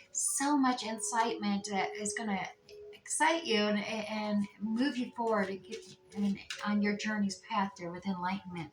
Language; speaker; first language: English; native; English